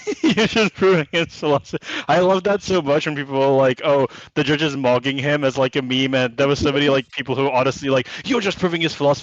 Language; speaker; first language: English; native; English